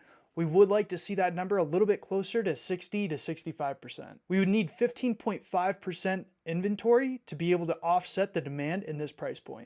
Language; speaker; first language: English; native; English